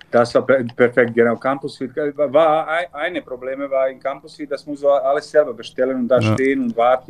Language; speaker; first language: German; non-native, learner; Serbian